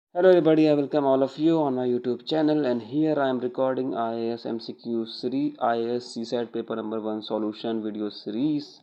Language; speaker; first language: English; non-native, local second language; Hindi